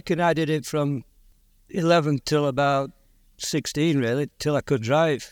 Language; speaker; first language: English; native; English